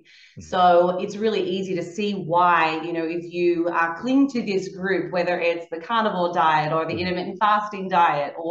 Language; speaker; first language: English; native; English